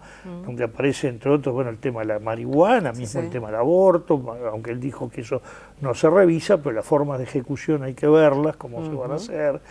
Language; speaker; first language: Spanish; native; Spanish